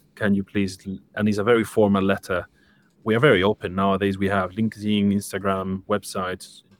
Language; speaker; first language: English; non-native, fluent; Spanish